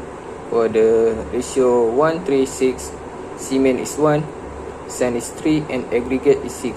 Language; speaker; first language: English; non-native, learner; Malay